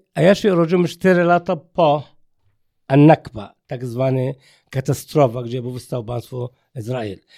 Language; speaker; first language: Polish; non-native, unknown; Arabic